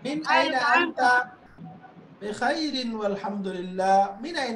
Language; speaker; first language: Arabic; non-native, fluent; Bangla